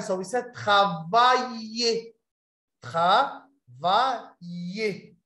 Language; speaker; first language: English; non-native, fluent; Arabic